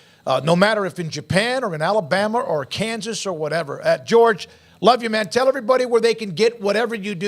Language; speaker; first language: English; native; English